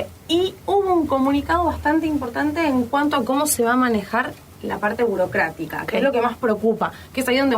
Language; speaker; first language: Spanish; native; Spanish